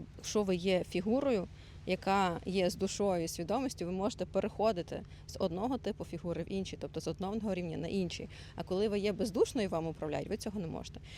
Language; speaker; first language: Ukrainian; non-native, local second language; Russian